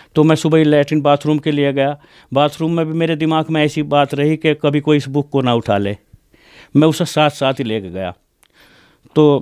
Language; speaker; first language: Hindi; native; Hindi